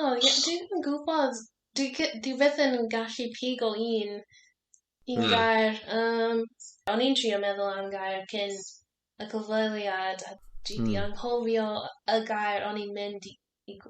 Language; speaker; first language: Welsh; non-native, learner; English